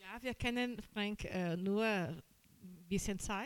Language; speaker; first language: German; non-native, learner; Portuguese